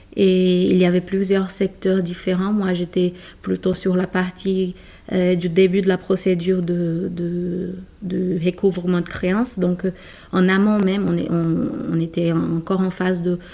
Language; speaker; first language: French; non-native, fluent; Portuguese